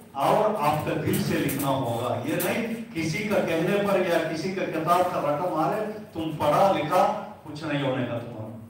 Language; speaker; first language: Hindi; non-native, local second language; Telugu